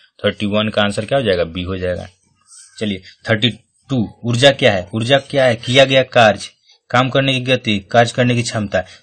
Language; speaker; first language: Hindi; native; Hindi